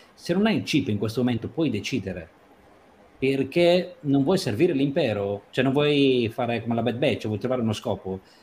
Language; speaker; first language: Italian; native; Italian